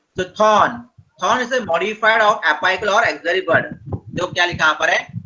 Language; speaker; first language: Hindi; non-native, local second language; Marathi